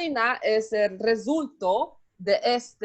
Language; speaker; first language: Spanish; non-native, learner; Hungarian